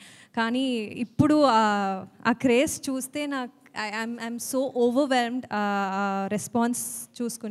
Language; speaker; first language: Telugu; non-native, learner; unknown